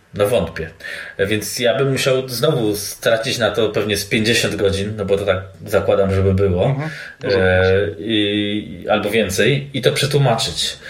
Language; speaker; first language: Polish; native; Polish